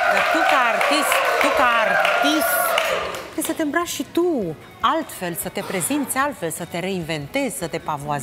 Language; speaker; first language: Romanian; native; Romanian